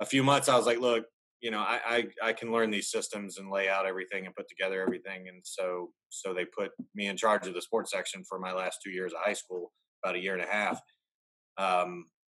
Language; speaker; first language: English; native; English